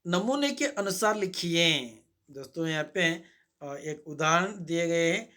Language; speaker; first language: Hindi; non-native, local second language; Kannada